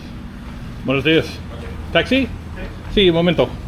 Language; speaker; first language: Spanish; non-native, learner; English